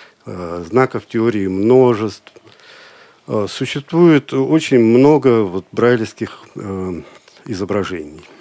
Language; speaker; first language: Russian; native; Russian